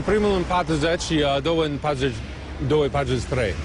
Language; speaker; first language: Romanian; non-native, learner; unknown